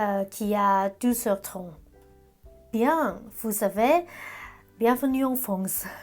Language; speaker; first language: French; non-native, learner; Cantonese